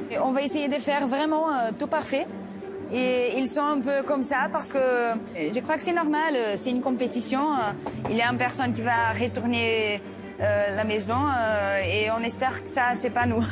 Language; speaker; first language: French; non-native, learner; Portuguese